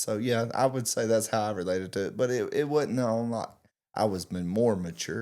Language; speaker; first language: English; native; English